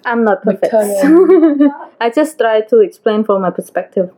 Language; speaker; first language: English; non-native, fluent; Khmer